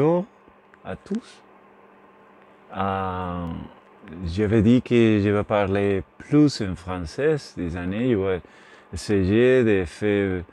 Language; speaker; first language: French; non-native, learner; Spanish